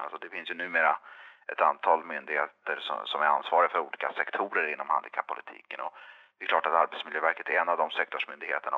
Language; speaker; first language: Swedish; native; Swedish